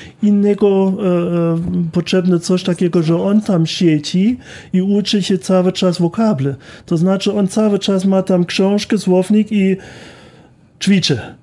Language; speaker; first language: Polish; non-native, fluent; German